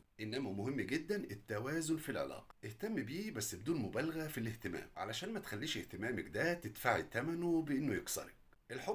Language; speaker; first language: Arabic; native; Arabic